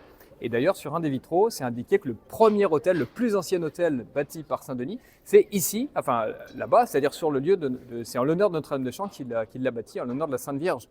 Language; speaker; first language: French; native; French